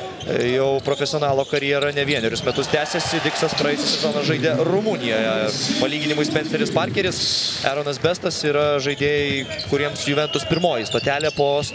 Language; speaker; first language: Lithuanian; native; Lithuanian